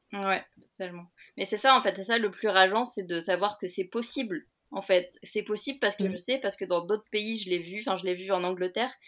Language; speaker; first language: French; native; French